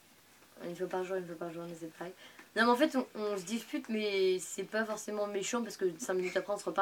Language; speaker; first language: French; native; French